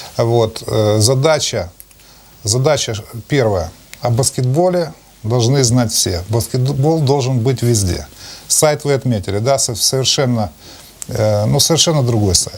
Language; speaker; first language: Russian; native; Russian